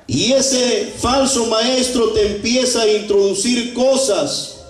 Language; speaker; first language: Spanish; native; Spanish